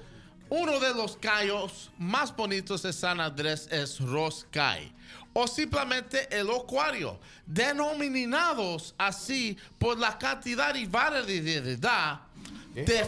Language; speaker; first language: Spanish; native; Spanish